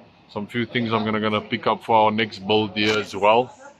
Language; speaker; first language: English; non-native, local second language; Afrikaans